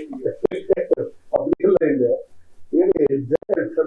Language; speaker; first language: Tamil; non-native, learner; Kannada